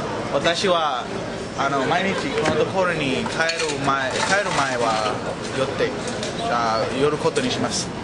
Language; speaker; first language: Japanese; non-native, learner; English